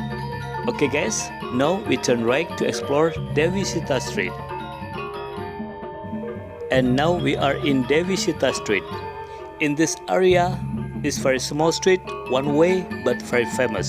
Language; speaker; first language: English; non-native, learner; Indonesian